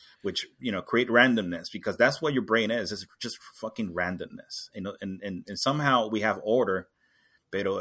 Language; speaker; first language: English; non-native, local second language; Spanish